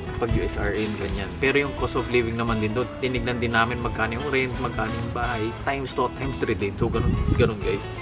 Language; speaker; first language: Filipino; native; Filipino